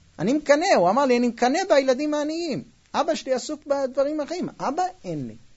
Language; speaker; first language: Hebrew; non-native, fluent; English